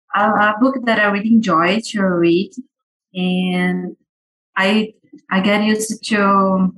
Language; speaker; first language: English; non-native, fluent; Portuguese